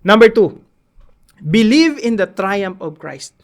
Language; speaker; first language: English; non-native, local second language; Filipino